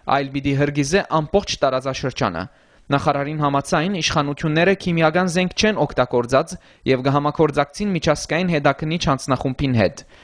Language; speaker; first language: Armenian; early bilingual, heritage; Armenian